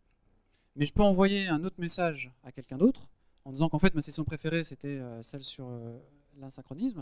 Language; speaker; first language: French; native; French